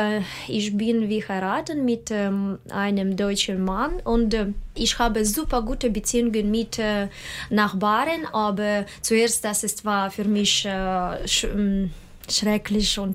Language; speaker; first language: German; non-native, learner; Russian